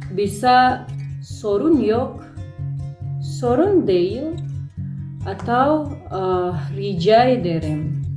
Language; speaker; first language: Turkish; non-native, fluent; Indonesian